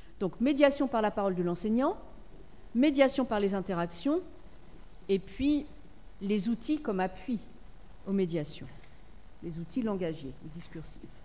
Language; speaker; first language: French; native; French